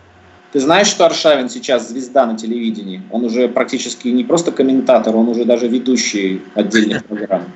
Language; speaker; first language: Russian; native; Russian